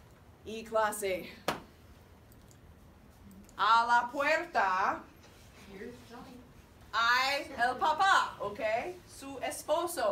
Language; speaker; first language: Spanish; non-native, fluent; English